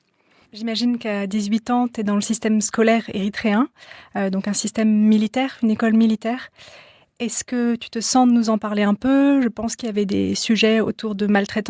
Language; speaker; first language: French; native; French